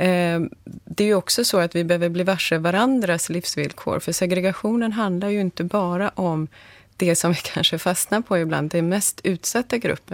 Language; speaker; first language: Swedish; native; Swedish